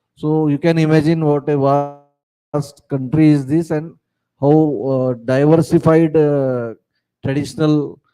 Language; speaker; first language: English; non-native, local second language; Marathi